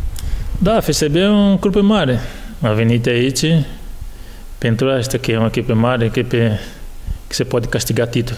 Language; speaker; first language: Romanian; non-native, learner; Portuguese